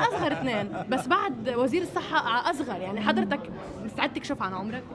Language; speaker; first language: Arabic; native; Arabic